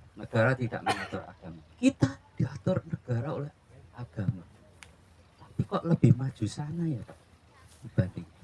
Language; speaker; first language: Indonesian; non-native, local second language; Javanese